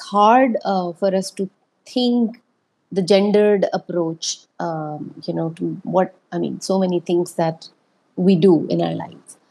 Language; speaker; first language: English; non-native, local second language; Hindi